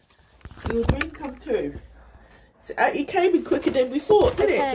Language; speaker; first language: English; native; English